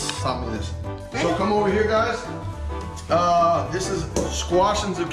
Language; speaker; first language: English; native; English